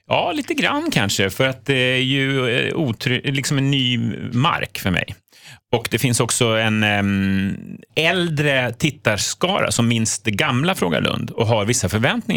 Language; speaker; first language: Swedish; native; Swedish